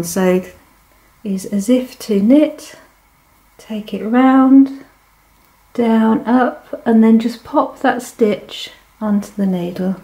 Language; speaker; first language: English; native; English